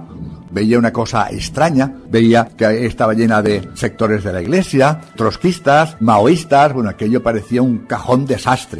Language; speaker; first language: Spanish; native; Spanish